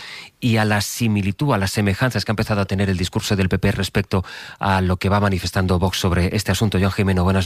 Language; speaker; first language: Spanish; native; Spanish